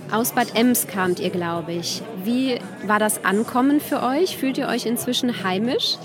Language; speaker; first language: German; native; German